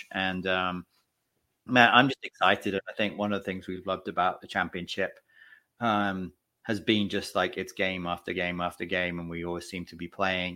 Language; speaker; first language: English; native; English